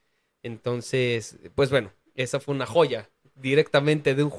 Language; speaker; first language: Spanish; native; Spanish